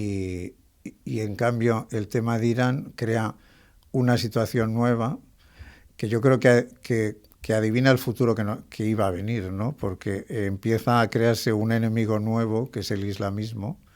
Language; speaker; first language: Spanish; native; Spanish